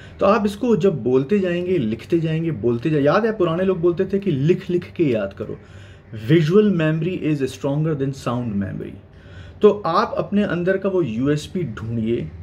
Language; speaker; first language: Hindi; native; Hindi